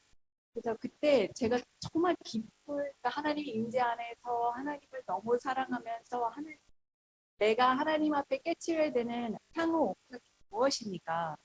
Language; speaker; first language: Korean; early bilingual, heritage; Korean